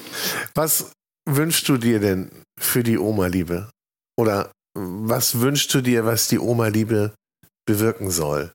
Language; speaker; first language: German; native; German